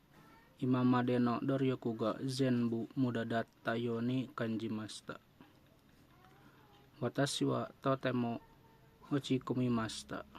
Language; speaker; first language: Japanese; non-native, learner; Indonesian